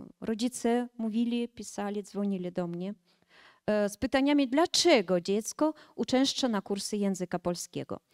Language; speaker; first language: Polish; early bilingual, heritage; Polish